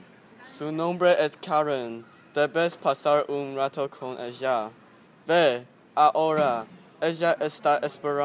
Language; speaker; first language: Spanish; non-native, learner; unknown